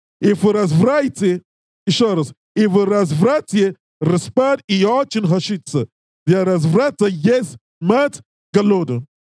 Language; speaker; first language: Russian; non-native, learner; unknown